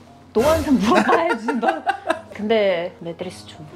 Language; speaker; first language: Korean; non-native, learner; Russian